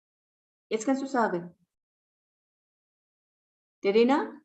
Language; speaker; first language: German; non-native, fluent; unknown